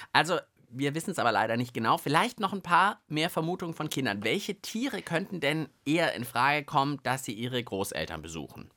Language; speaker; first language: German; native; German